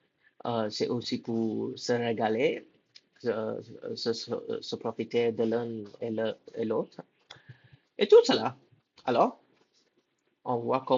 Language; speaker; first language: French; non-native, fluent; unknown